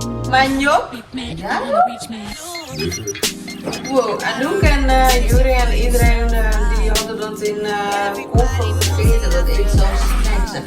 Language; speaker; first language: Dutch; early bilingual, other home language; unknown